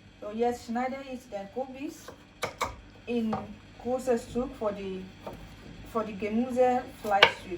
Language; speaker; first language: German; non-native, learner; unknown